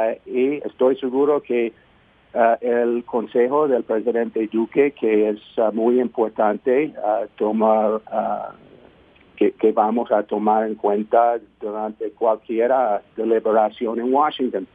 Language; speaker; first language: Spanish; non-native, fluent; English